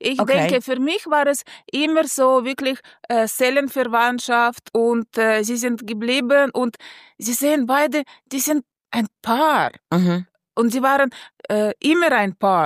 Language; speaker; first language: German; non-native, fluent; Russian